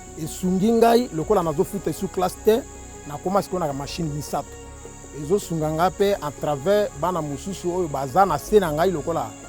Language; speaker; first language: Lingala; native; Lingala